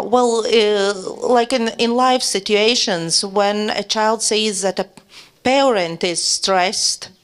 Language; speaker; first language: English; non-native, fluent; Latvian